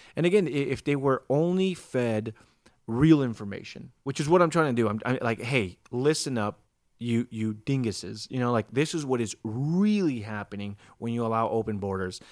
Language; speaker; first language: English; native; English